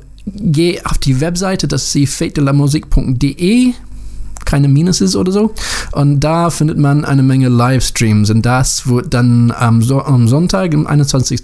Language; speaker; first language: German; non-native, learner; English